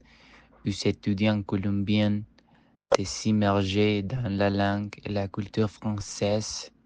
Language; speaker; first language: French; non-native, fluent; Spanish